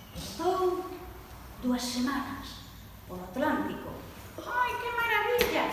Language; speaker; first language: Galician; early bilingual, other home language; Spanish